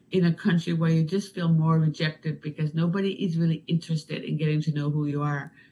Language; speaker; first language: English; non-native, fluent; Danish